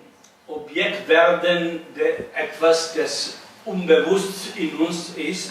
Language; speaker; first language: German; non-native, learner; Italian